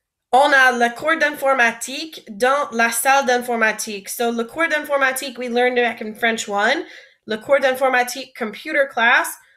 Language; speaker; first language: French; non-native, fluent; English